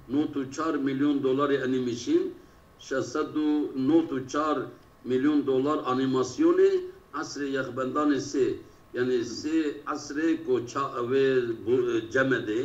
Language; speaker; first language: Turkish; non-native, local second language; Kurdish